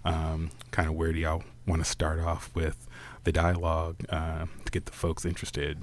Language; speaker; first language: English; native; English